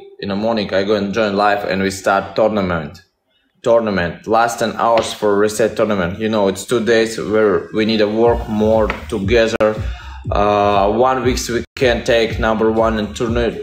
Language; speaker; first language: English; non-native, learner; Russian